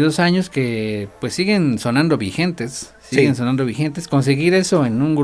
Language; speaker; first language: Spanish; native; Spanish